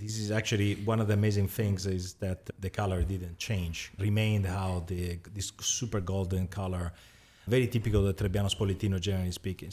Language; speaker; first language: English; non-native, fluent; Italian